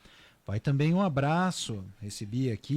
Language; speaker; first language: Portuguese; native; Portuguese